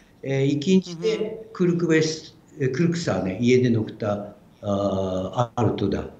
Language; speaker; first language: Turkish; non-native, fluent; Japanese